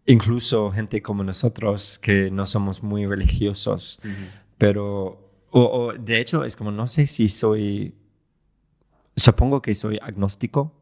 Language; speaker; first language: Spanish; non-native, fluent; English